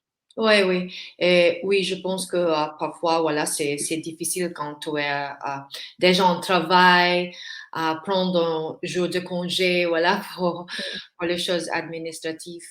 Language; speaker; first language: French; non-native, learner; Filipino